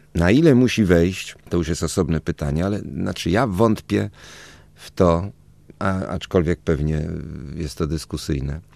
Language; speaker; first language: Polish; early bilingual, other home language; Spanish